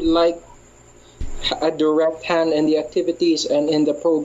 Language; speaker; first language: English; non-native, local second language; Hiligaynon